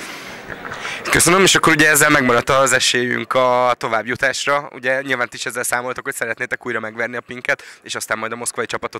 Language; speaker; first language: Hungarian; native; Hungarian